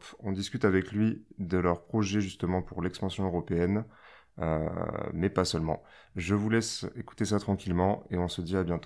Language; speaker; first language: French; native; French